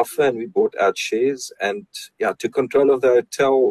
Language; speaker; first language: English; non-native, local second language; Afrikaans